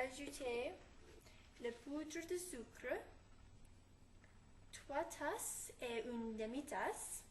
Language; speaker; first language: French; non-native, learner; English